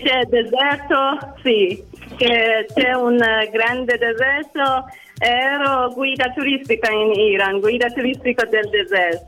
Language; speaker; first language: Italian; non-native, learner; Persian